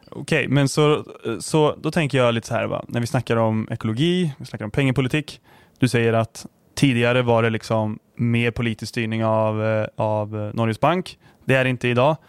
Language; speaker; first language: Swedish; native; Swedish